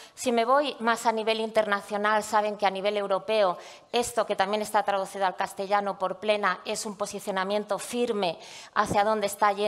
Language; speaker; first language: Spanish; native; Spanish